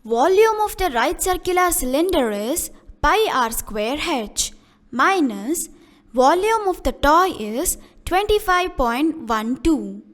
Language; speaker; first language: English; non-native, local second language; Kannada